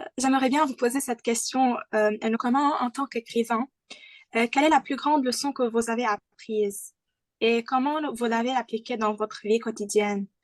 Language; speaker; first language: French; non-native, learner; Arabic